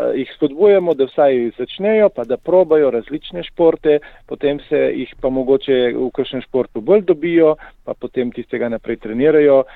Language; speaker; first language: Slovenian; native; Slovenian